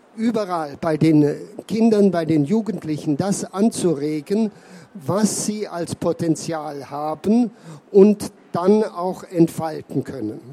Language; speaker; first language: German; native; German